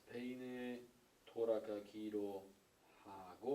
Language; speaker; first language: Korean; non-native, learner; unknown